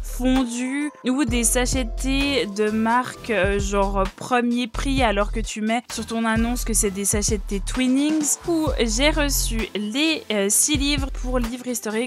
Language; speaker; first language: French; native; French